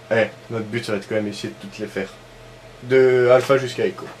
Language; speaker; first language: French; native; French